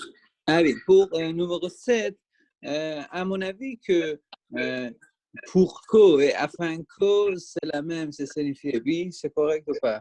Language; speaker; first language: French; non-native, learner; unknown